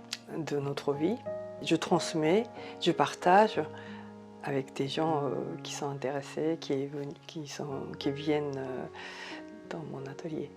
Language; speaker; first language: French; non-native, fluent; Japanese